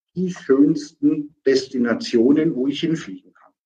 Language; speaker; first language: German; native; German